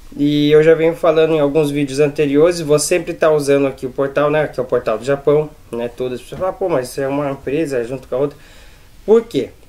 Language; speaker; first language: Portuguese; native; Portuguese